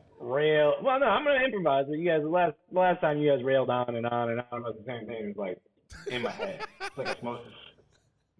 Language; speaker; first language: English; native; English